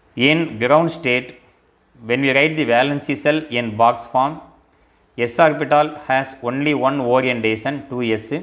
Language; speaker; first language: English; non-native, local second language; Tamil